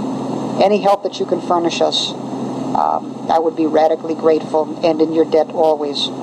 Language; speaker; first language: English; native; English